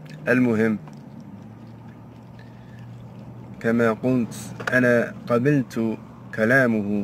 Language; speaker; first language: Arabic; non-native, learner; English